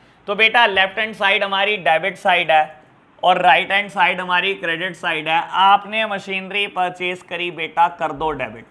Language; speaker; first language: Hindi; native; Hindi